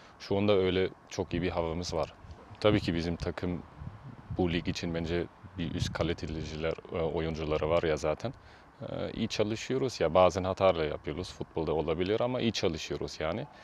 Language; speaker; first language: Turkish; early bilingual, heritage; Turkish